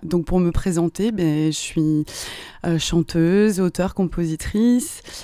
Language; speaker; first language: French; native; French